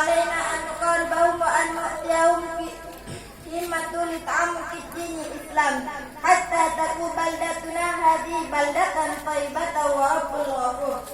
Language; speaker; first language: Arabic; non-native, learner; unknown